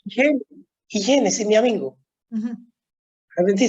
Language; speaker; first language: Spanish; non-native, local second language; Haitian Creole